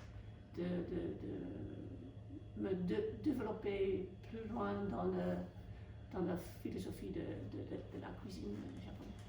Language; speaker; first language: French; non-native, fluent; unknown